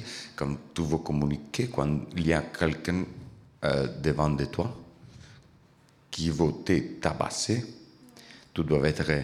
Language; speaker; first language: French; non-native, learner; Italian